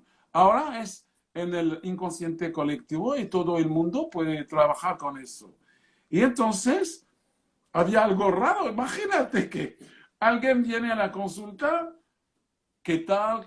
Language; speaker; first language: Spanish; non-native, fluent; French